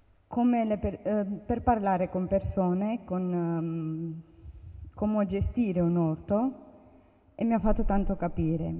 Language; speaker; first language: Italian; non-native, learner; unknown